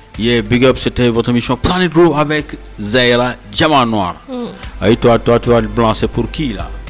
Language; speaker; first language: French; non-native, local second language; Wolof